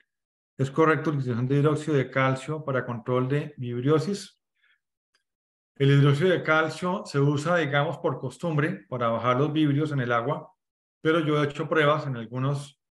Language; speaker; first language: Spanish; native; Spanish